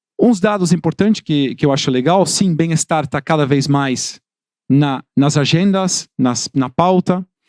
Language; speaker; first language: Portuguese; non-native, fluent; Dutch